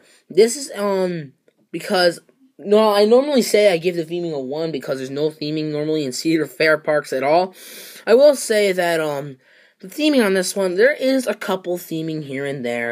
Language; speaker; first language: English; native; English